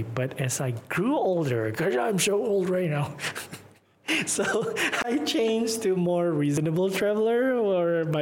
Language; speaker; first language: English; non-native, fluent; Indonesian